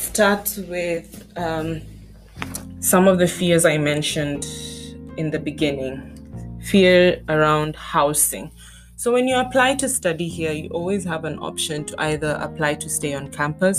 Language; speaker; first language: English; non-native, local second language; Tswana